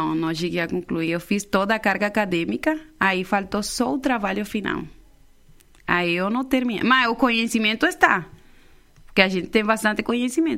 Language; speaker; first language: Portuguese; non-native, fluent; Spanish